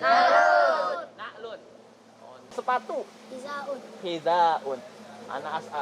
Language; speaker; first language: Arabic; non-native, learner; Indonesian